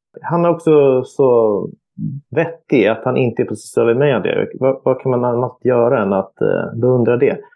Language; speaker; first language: Swedish; native; Swedish